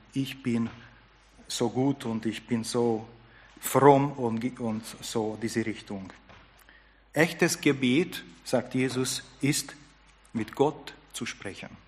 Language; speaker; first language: German; non-native, fluent; Hungarian